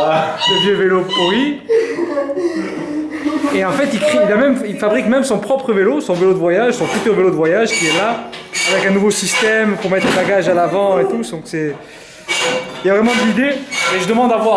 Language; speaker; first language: French; native; French